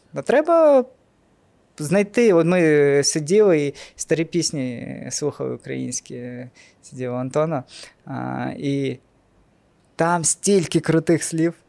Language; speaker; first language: Ukrainian; non-native, local second language; Russian